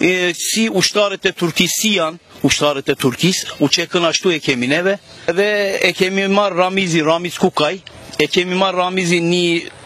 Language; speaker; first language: Albanian; early bilingual, heritage; Albanian